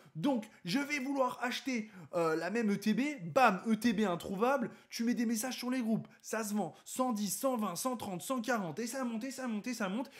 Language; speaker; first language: French; native; French